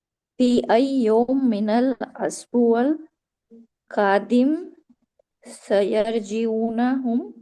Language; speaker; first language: Arabic; non-native, learner; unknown